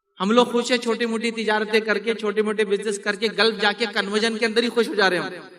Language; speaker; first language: Urdu; native; Urdu